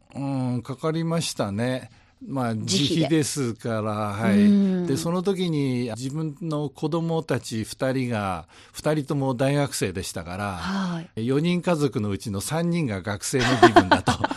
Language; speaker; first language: Japanese; native; Japanese